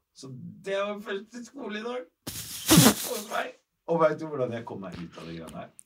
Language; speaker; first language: Norwegian; early bilingual, other home language; Arabic